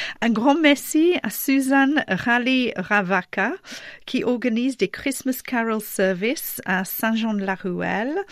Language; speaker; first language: French; non-native, fluent; English